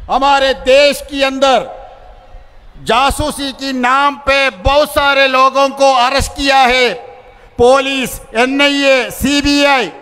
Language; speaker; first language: Hindi; non-native, local second language; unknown